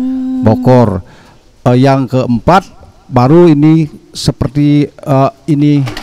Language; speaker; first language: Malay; non-native, local second language; Balinese